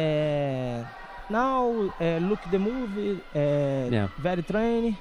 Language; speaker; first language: English; non-native, learner; Portuguese